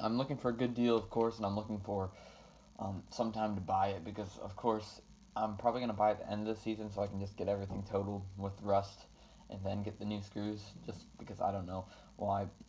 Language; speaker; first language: English; native; English